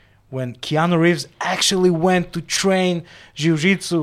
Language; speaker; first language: English; non-native, fluent; Hebrew